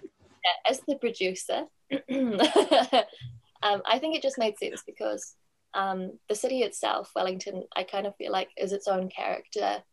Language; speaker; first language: English; native; English